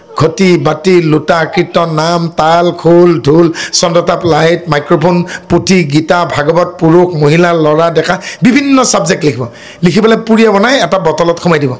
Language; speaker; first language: Assamese; non-native, local second language; Bodo